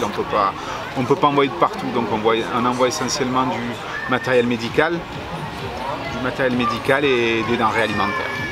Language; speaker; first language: French; native; French